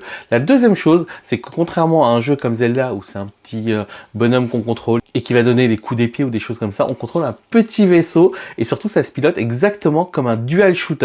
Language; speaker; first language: French; native; French